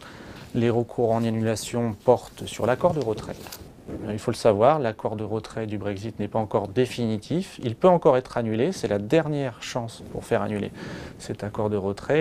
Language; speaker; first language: French; native; French